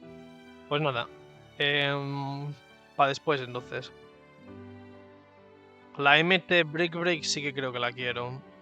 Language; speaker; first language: Spanish; native; Spanish